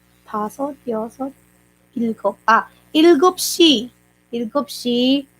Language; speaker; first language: Korean; non-native, learner; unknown